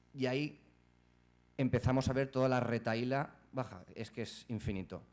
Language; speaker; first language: Spanish; native; Spanish